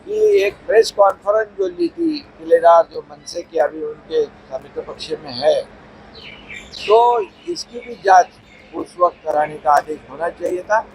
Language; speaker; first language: Hindi; non-native, local second language; Marathi